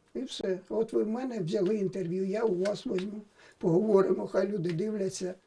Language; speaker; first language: Ukrainian; native; Ukrainian